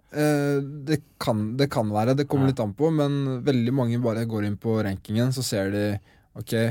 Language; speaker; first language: Norwegian; native; Norwegian